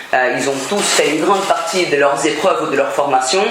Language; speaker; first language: French; non-native, fluent; Portuguese